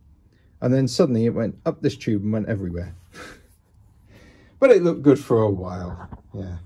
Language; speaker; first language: English; native; English